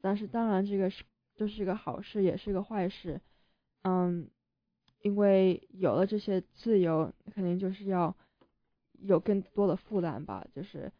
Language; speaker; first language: Chinese; early bilingual, heritage; Chinese